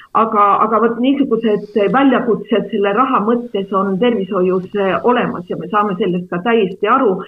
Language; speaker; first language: Estonian; native; Estonian